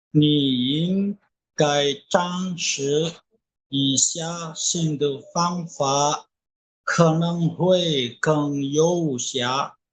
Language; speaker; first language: Chinese; non-native, learner; Indonesian